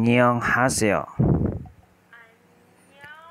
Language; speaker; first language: Korean; non-native, learner; Indonesian